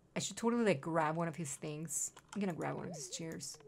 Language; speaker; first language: English; non-native, fluent; Spanish